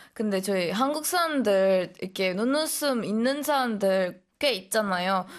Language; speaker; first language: Korean; non-native, fluent; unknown